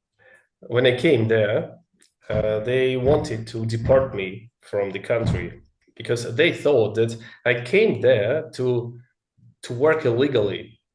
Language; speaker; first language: English; non-native, learner; Russian